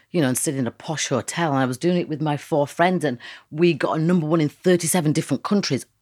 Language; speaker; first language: English; native; English